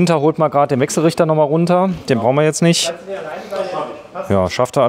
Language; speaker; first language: German; native; German